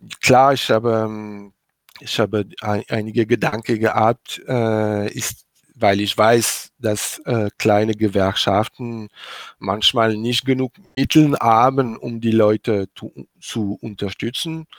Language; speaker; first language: German; non-native, learner; French